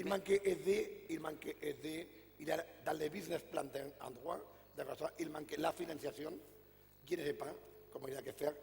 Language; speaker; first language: French; non-native, fluent; Catalan